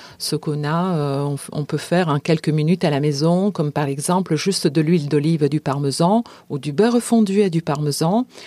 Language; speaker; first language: French; non-native, fluent; Italian